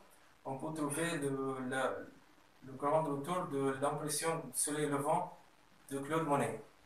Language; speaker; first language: French; non-native, learner; Arabic